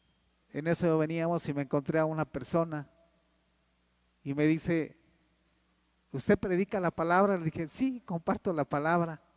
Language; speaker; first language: Spanish; native; Spanish